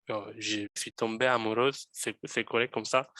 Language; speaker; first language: French; non-native, fluent; Romanian